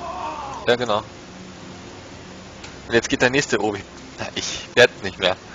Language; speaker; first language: German; native; German